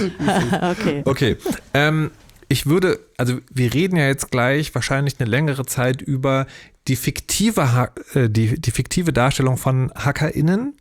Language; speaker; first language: German; native; German